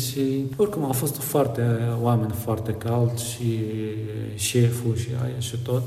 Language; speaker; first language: Romanian; non-native, learner; Arabic